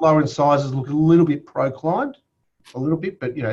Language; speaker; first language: English; native; English